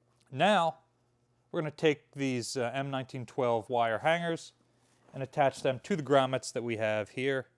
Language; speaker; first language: English; native; English